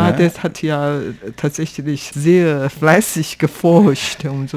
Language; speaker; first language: German; non-native, fluent; Chinese